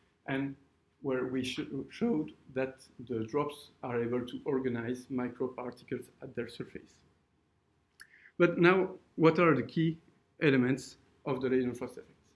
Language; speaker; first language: English; non-native, fluent; French